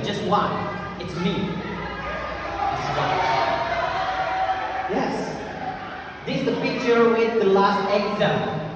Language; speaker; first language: English; non-native, learner; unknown